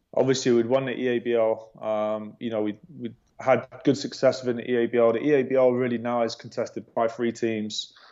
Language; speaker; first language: English; native; English